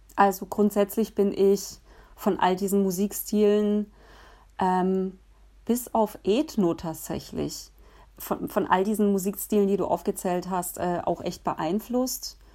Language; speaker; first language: German; early bilingual, other home language; Polish